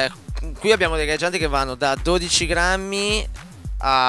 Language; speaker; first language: Italian; native; Italian